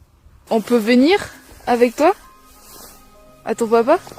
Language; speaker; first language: French; native; French